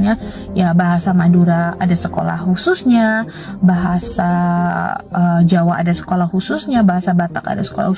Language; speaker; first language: Indonesian; non-native, local second language; Tamil